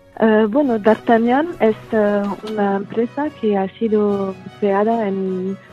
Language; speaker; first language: Spanish; non-native, fluent; French